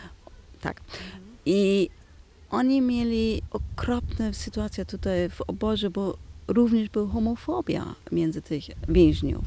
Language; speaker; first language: Polish; non-native, learner; German